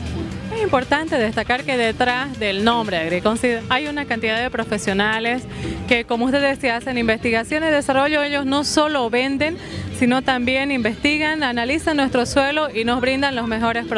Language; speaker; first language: Spanish; native; Spanish